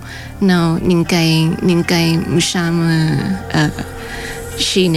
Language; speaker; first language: Portuguese; non-native, fluent; Thai